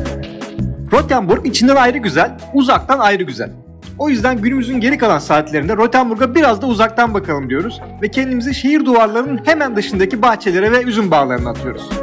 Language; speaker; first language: Turkish; native; Turkish